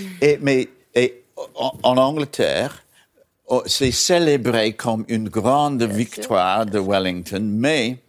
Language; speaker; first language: French; non-native, learner; English